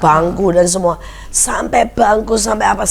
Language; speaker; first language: Indonesian; native; Indonesian